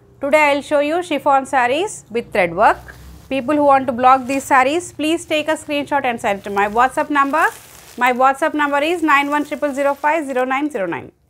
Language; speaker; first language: English; non-native, local second language; Telugu